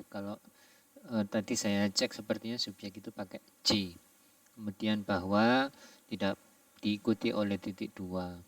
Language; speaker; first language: Indonesian; native; Indonesian